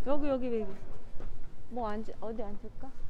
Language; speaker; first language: Korean; native; Korean